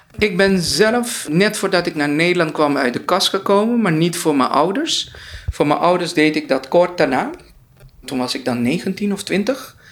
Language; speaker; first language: Dutch; non-native, local second language; Papiamento